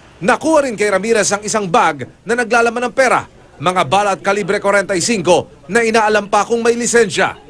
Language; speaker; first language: Filipino; native; Filipino